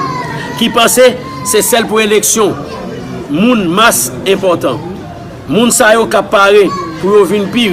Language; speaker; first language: Haitian Creole; native; Haitian Creole